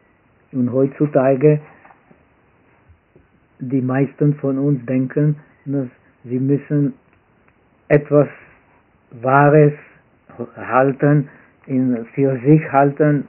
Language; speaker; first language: German; non-native, fluent; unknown